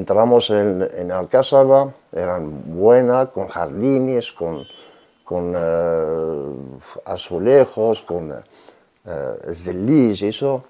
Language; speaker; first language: Spanish; non-native, learner; Arabic